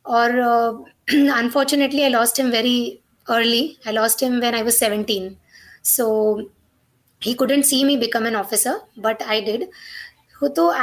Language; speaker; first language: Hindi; non-native, local second language; Marathi